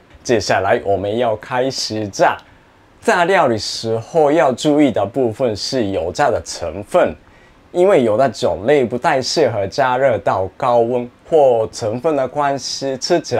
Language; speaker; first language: Chinese; non-native, fluent; Japanese